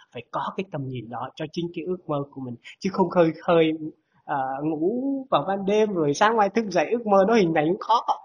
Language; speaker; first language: Vietnamese; non-native, local second language; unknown